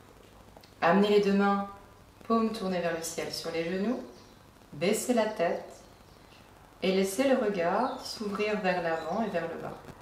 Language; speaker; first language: French; native; French